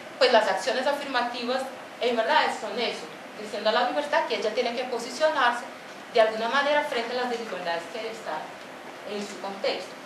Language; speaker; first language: Spanish; non-native, fluent; Portuguese